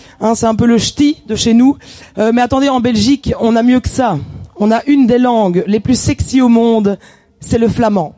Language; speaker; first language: French; native; French